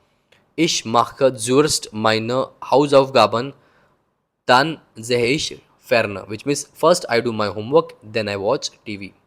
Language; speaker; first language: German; non-native, learner; Hindi